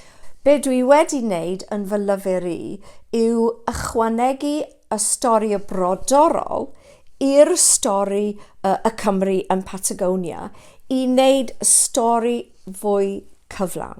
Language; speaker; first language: Welsh; non-native, local second language; English